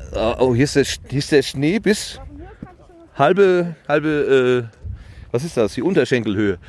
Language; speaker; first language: German; native; German